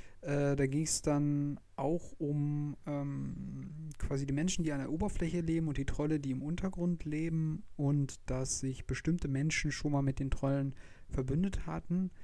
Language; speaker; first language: German; native; German